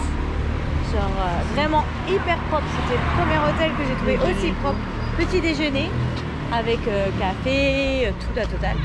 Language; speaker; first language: French; native; French